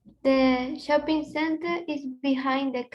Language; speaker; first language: English; non-native, learner; Spanish